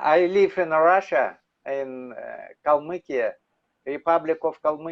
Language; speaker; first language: English; non-native, learner; Russian